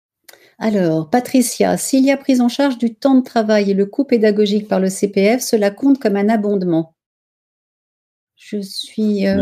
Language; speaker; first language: French; native; French